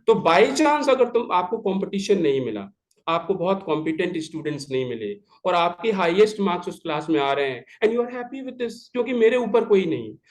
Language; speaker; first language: Hindi; native; Hindi